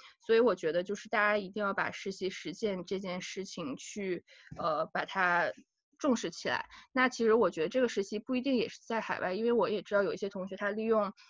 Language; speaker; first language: Chinese; native; Chinese